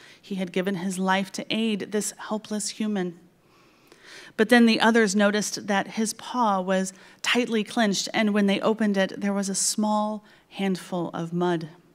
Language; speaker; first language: English; native; English